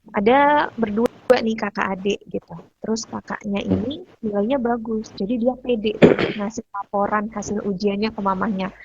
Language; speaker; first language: Indonesian; native; Indonesian